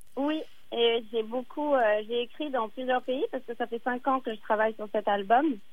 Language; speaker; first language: French; native; French